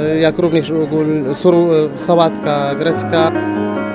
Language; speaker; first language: Polish; non-native, fluent; Arabic